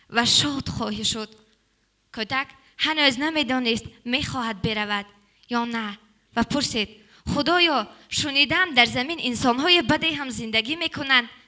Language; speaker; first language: Tajik; native; Tajik